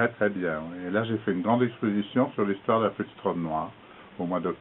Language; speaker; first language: French; native; French